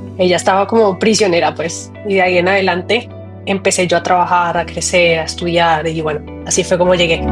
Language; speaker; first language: Spanish; native; Spanish